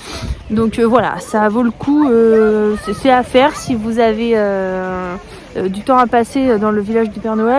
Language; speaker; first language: French; native; French